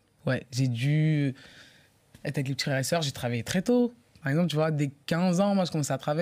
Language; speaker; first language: French; native; French